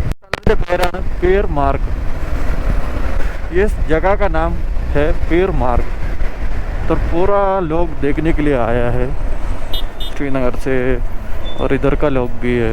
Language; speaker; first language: Hindi; non-native, local second language; Malayalam